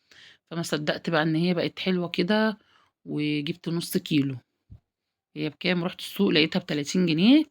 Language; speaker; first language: Arabic; native; Arabic